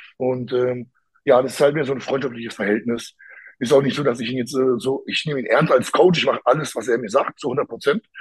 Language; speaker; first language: German; early bilingual, other home language; Polish